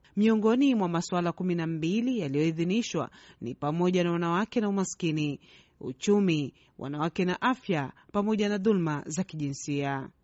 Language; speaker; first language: Swahili; native; Swahili